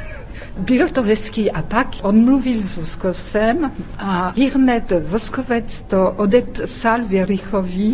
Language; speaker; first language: Czech; non-native, fluent; French